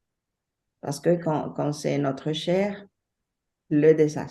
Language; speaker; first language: French; non-native, fluent; Spanish